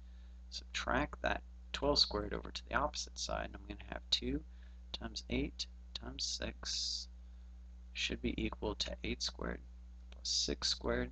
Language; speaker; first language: English; native; English